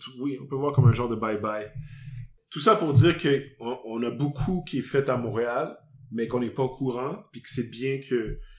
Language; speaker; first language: French; native; French